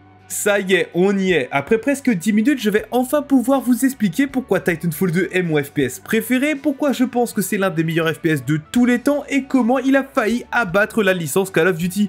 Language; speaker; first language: French; native; French